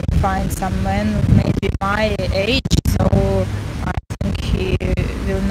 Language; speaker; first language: English; non-native, learner; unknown